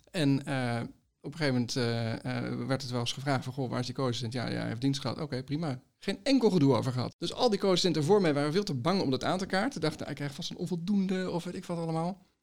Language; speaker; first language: Dutch; native; Dutch